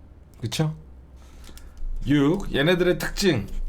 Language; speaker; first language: Korean; native; Korean